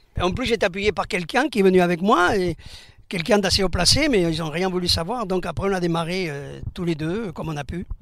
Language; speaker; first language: French; early bilingual, other home language; Spanish